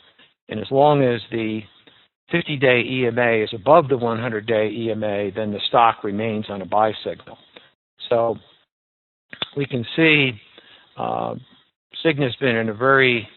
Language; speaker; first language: English; native; English